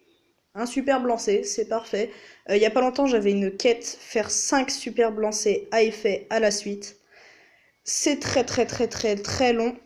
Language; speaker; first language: French; native; French